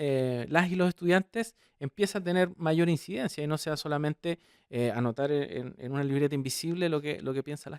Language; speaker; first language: Spanish; native; Spanish